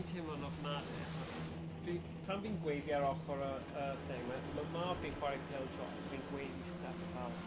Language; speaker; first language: Welsh; native; Welsh